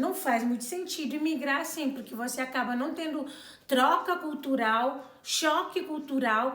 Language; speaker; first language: Portuguese; non-native, local second language; Kabuverdianu